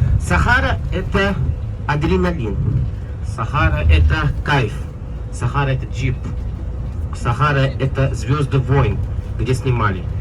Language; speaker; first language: Russian; non-native, learner; Arabic